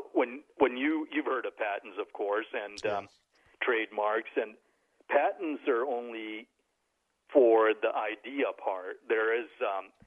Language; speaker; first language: English; native; English